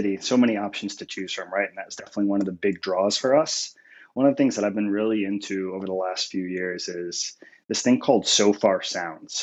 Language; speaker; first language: English; native; English